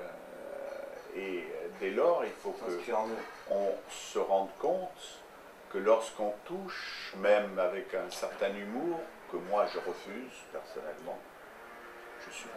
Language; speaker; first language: French; native; French